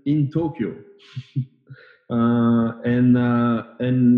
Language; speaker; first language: English; non-native, fluent; French